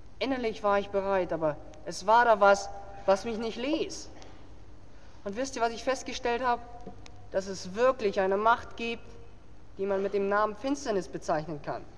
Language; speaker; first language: German; native; German